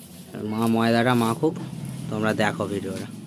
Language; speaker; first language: Bangla; native; Bangla